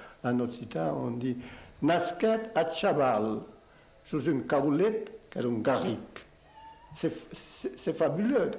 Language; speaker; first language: French; non-native, local second language; Occitan